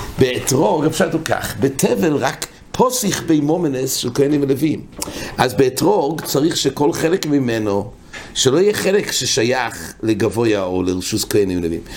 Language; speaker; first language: Hebrew; non-native, fluent; English